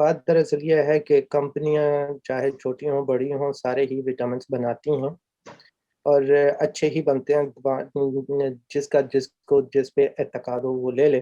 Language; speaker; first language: Urdu; native; Urdu